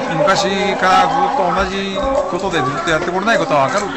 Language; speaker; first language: Japanese; native; Japanese